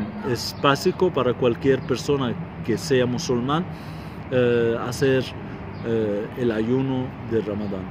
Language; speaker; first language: Spanish; non-native, fluent; Arabic